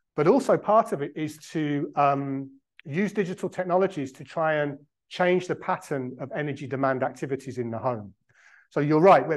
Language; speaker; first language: English; native; English